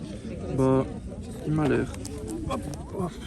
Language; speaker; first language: French; native; French